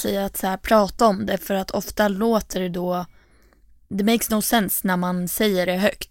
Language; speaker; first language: Swedish; native; Swedish